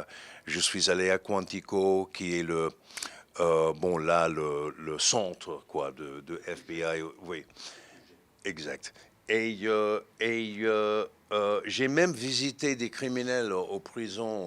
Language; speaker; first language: French; non-native, fluent; English